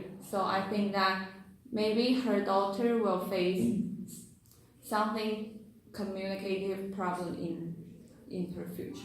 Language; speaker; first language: English; non-native, learner; Chinese